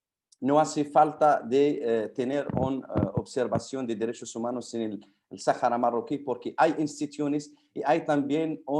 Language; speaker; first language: Spanish; non-native, fluent; Arabic